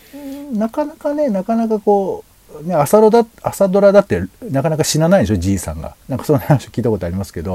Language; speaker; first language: Japanese; native; Japanese